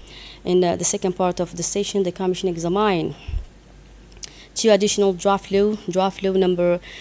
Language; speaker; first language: English; non-native, fluent; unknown